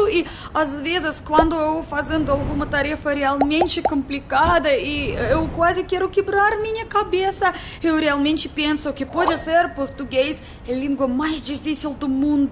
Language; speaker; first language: Portuguese; non-native, learner; Russian